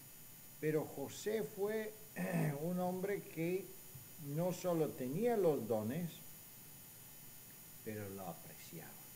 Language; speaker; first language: Spanish; non-native, fluent; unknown